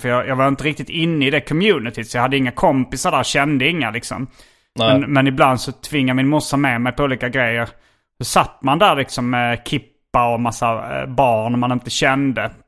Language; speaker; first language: Swedish; native; Swedish